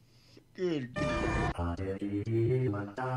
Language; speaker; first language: English; native; English